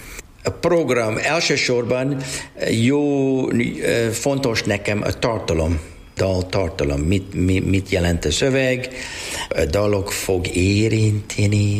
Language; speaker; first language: Hungarian; non-native, learner; English